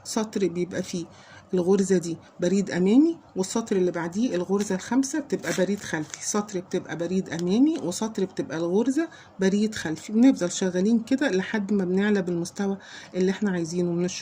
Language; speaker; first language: Arabic; native; Arabic